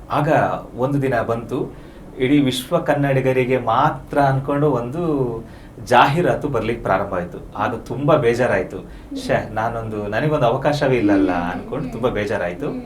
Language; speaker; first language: Kannada; native; Kannada